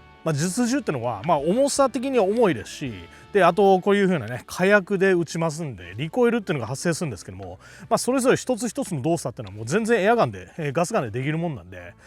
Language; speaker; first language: Japanese; native; Japanese